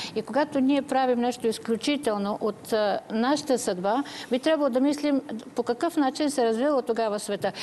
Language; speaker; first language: Bulgarian; native; Bulgarian